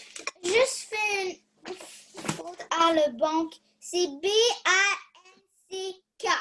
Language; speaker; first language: French; early bilingual, other home language; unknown